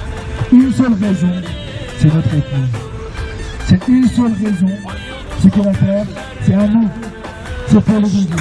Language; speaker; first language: French; non-native, learner; Uyghur